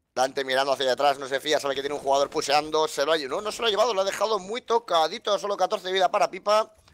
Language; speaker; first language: Spanish; native; Spanish